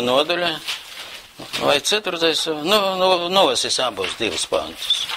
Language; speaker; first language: Latvian; non-native, local second language; Russian